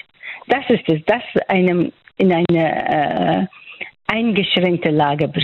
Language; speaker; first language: German; non-native, fluent; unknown